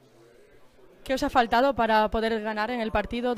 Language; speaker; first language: Spanish; native; Spanish